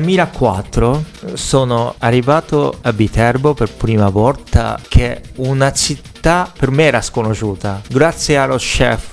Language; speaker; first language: Italian; non-native, fluent; Japanese